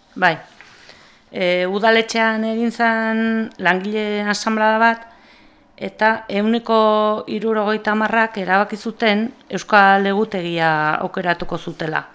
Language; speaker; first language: Basque; non-native, local second language; Spanish